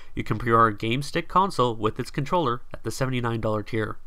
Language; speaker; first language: English; native; English